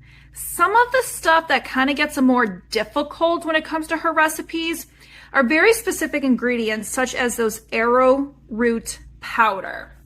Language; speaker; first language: English; native; English